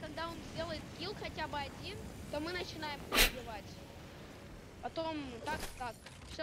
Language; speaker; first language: Russian; native; Russian